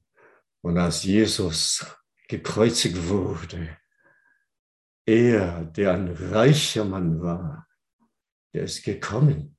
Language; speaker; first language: German; non-native, fluent; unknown